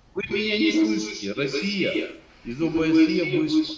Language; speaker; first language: Russian; native; Russian